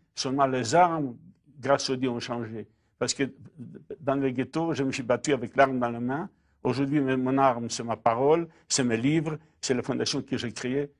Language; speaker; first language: French; non-native, fluent; Polish